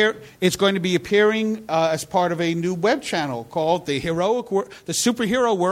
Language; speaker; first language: English; native; English